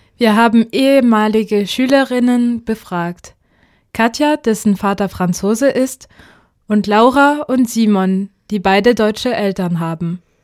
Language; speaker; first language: German; early bilingual, heritage; German